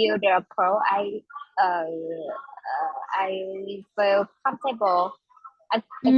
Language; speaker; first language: English; non-native, learner; Vietnamese